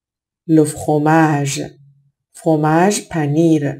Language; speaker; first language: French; non-native, fluent; Persian